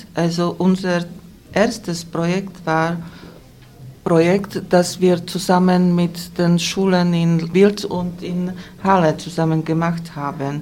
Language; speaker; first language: German; non-native, fluent; Slovak